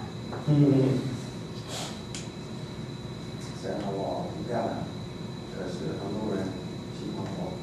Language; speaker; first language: Chinese; non-native, learner; Korean